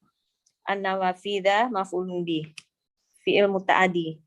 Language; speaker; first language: Arabic; non-native, learner; Indonesian